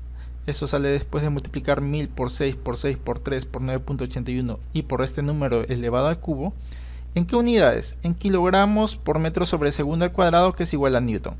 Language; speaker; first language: Spanish; native; Spanish